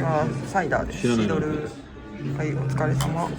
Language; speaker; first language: Japanese; native; Japanese